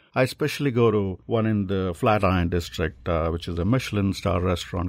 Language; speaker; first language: English; non-native, local second language; Telugu